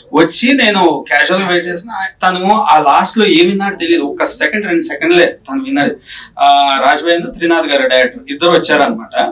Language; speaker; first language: Telugu; native; Telugu